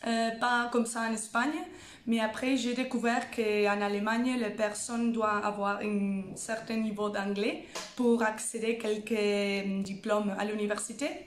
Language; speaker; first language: French; non-native, fluent; Spanish